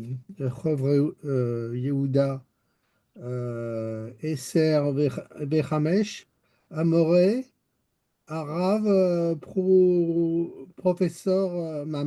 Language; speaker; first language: Hebrew; non-native, learner; French